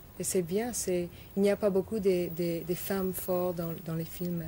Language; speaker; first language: French; non-native, learner; English